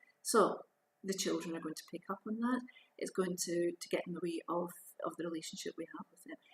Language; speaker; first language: English; native; English